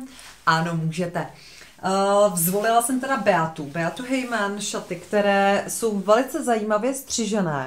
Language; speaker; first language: Czech; native; Czech